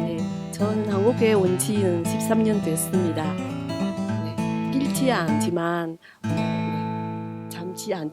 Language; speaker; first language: Korean; non-native, learner; Vietnamese